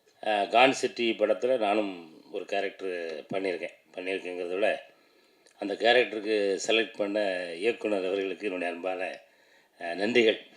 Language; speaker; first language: Tamil; native; Tamil